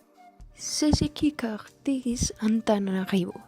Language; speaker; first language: French; non-native, learner; Spanish